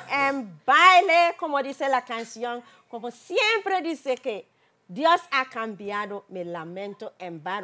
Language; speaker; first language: Spanish; non-native, learner; English